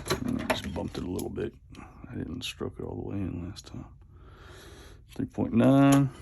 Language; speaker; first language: English; native; English